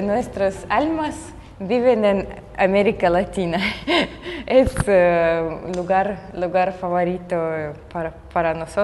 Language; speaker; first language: Portuguese; non-native, learner; Russian